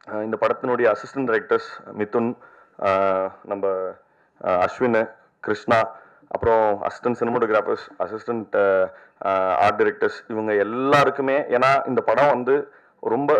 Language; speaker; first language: Tamil; native; Tamil